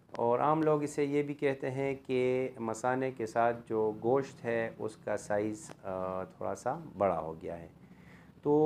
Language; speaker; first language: Urdu; non-native, local second language; Pashto